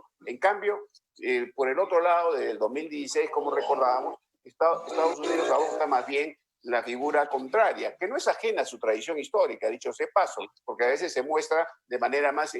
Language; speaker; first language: Spanish; native; Spanish